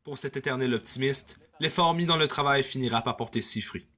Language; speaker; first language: French; native; French